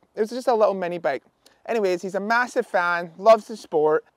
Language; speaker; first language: English; native; English